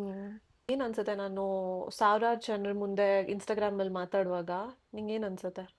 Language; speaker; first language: Kannada; native; Kannada